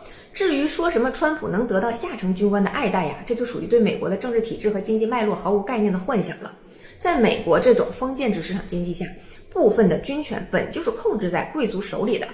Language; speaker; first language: Chinese; native; Chinese